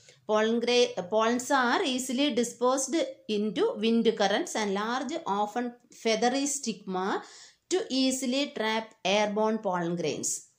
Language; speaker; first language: English; non-native, local second language; Malayalam